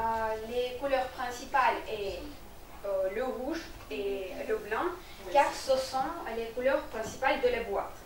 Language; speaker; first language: French; non-native, learner; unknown